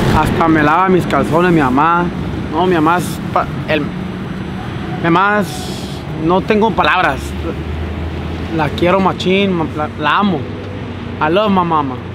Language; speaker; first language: Spanish; early bilingual, heritage; Spanish